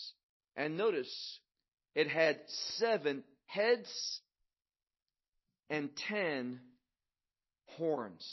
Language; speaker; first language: English; native; English